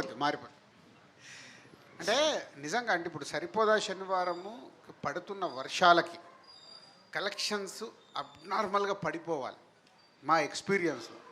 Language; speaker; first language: Telugu; native; Telugu